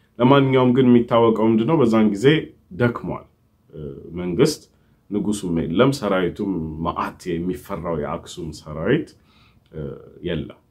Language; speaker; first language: Amharic; native; Amharic